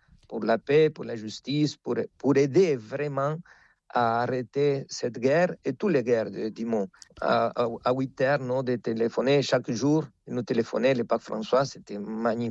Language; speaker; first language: French; non-native, fluent; Spanish